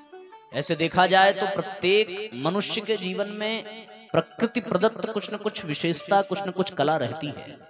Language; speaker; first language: Hindi; native; Hindi